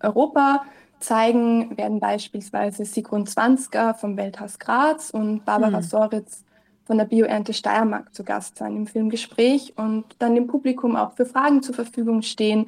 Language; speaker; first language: German; native; German